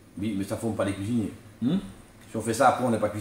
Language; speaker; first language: French; native; French